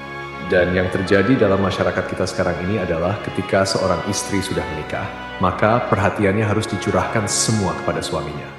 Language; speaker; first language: Indonesian; native; Indonesian